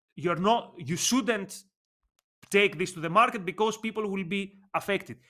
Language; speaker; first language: English; non-native, fluent; Greek